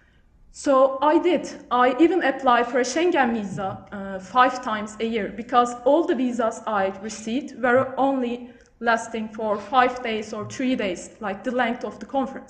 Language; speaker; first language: English; non-native, fluent; Turkish